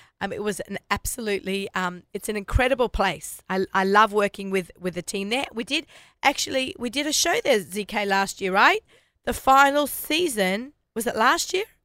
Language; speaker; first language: English; native; English